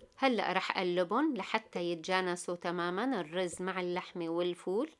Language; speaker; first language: Arabic; native; Arabic